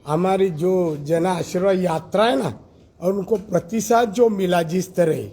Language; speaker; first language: Hindi; non-native, local second language; Marathi